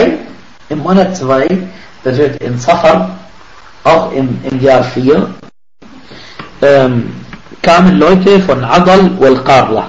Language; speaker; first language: German; non-native, fluent; Arabic